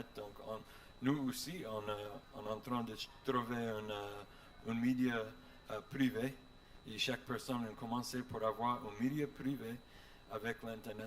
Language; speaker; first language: French; non-native, learner; English